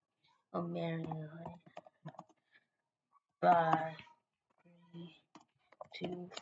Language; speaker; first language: English; native; English